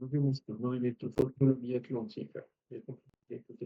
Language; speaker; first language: French; native; French